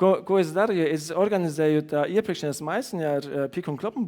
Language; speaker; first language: Latvian; non-native, learner; German